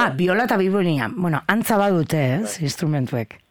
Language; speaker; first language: Basque; native; Basque